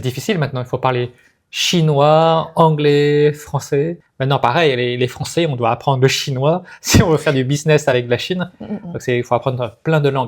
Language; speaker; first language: French; native; French